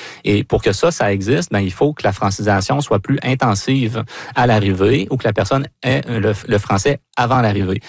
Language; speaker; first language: French; native; French